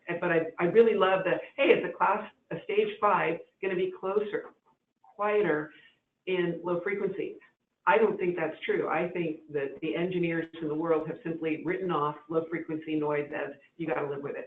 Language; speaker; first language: English; native; English